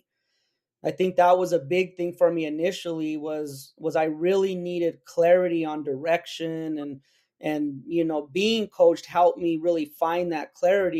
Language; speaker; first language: English; native; English